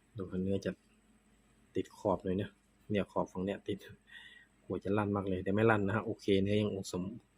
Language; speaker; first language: Thai; non-native, local second language; Northeastern Thai